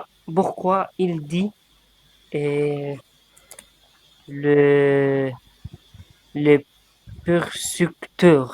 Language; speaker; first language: French; non-native, learner; Arabic